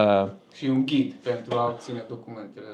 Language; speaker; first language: Romanian; non-native, fluent; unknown